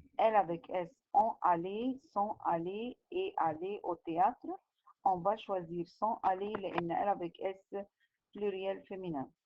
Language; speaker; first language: French; non-native, fluent; Arabic